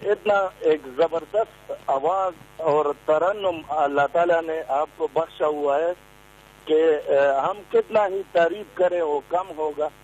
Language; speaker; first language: Urdu; non-native, local second language; Pashto